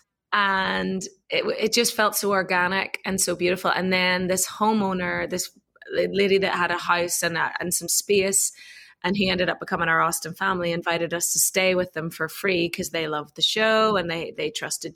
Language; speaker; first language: English; native; English